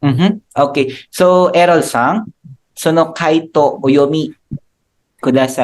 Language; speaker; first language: Japanese; non-native, fluent; Filipino